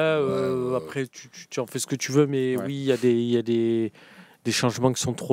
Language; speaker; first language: French; native; French